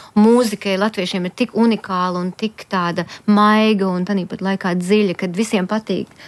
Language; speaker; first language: Latvian; early bilingual, heritage; Latvian